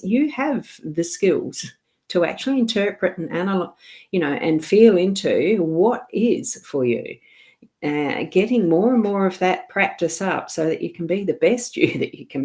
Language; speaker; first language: English; native; English